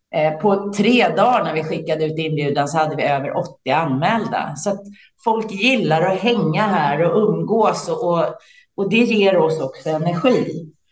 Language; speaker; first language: Swedish; native; Swedish